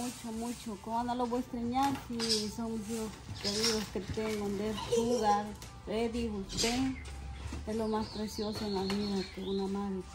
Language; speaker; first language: Spanish; native; Spanish